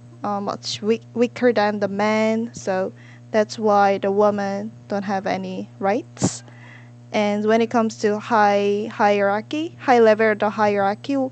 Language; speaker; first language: English; non-native, learner; Korean